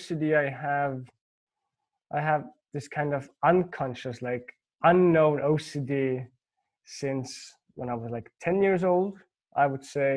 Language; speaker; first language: English; non-native, fluent; Estonian